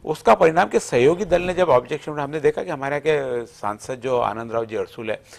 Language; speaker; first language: Hindi; native; Hindi